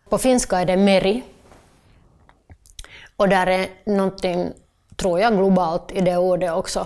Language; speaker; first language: Swedish; non-native, local second language; Finnish